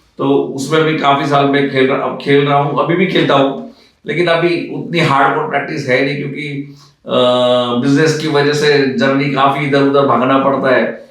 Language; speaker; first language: Hindi; non-native, local second language; Marathi